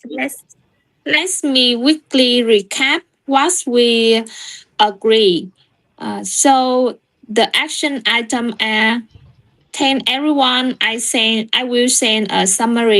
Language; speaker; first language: English; non-native, learner; Vietnamese